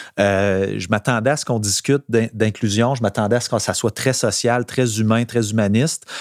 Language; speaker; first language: French; native; French